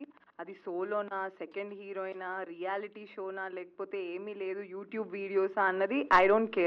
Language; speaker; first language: Telugu; native; Telugu